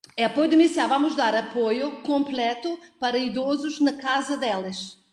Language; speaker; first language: Portuguese; non-native, fluent; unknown